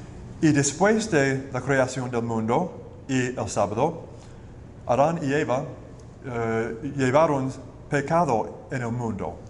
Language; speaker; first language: Spanish; non-native, learner; English